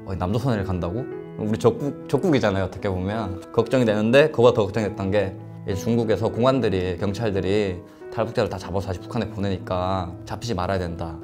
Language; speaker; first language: Korean; native; Korean